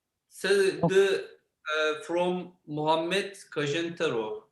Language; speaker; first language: English; non-native, learner; Turkish